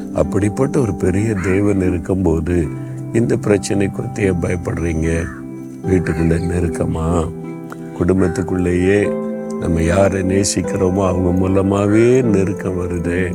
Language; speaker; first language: Tamil; native; Tamil